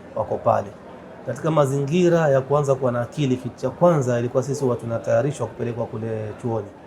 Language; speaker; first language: Swahili; native; Swahili